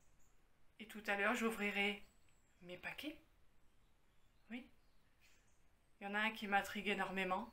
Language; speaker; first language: French; native; French